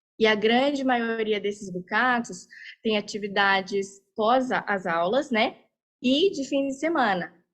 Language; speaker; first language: Portuguese; early bilingual, heritage; Portuguese